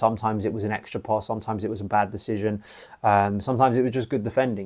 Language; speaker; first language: English; native; English